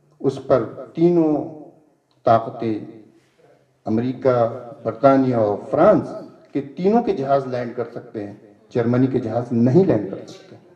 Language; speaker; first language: Urdu; native; Urdu